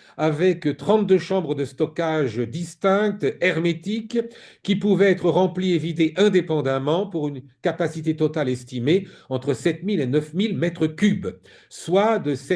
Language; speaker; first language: French; native; French